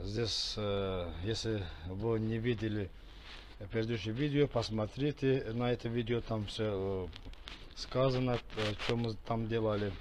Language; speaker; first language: Russian; non-native, fluent; Azerbaijani